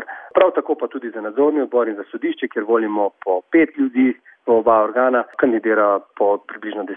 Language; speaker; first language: Slovenian; native; Slovenian